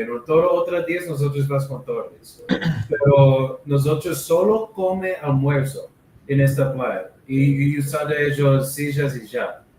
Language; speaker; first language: Spanish; non-native, learner; English